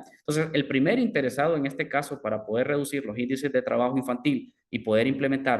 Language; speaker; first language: Spanish; native; Spanish